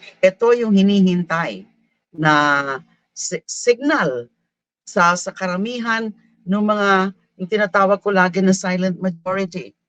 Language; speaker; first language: Filipino; non-native, local second language; Bikol